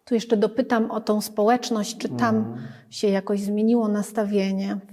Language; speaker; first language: Polish; early bilingual, other home language; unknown